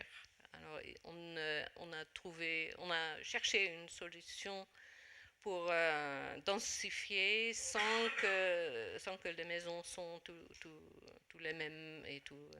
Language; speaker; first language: French; non-native, fluent; Dutch